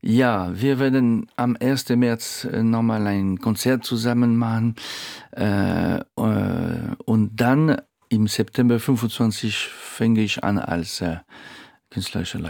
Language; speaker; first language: German; non-native, fluent; French